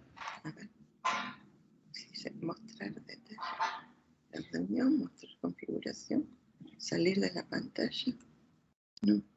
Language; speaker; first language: Spanish; native; Spanish